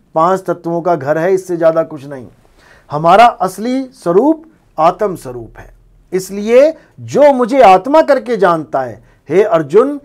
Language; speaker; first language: Hindi; non-native, local second language; Punjabi